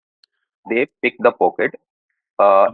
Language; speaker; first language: English; non-native, learner; Hindi